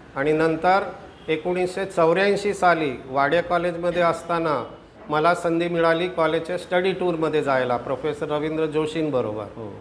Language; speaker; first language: Marathi; non-native, local second language; Gujarati